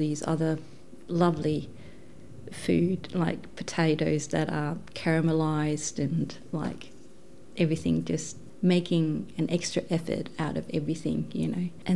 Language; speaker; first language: English; non-native, fluent; Danish